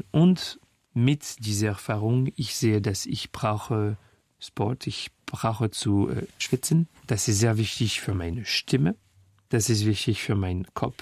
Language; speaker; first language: German; non-native, fluent; French